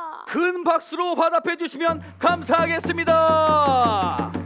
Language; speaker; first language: Korean; native; Korean